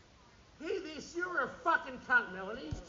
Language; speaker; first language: English; native; English